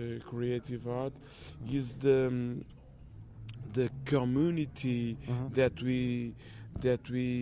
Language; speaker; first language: English; non-native, fluent; Portuguese